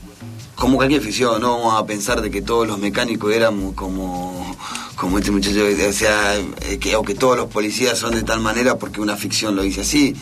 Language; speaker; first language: Spanish; native; Spanish